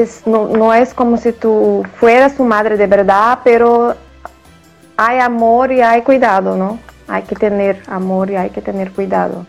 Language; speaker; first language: Spanish; non-native, fluent; Portuguese